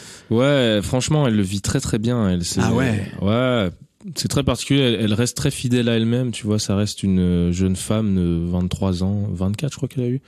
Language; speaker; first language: French; native; French